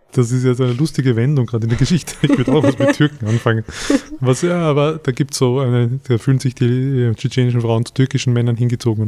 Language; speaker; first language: German; native; German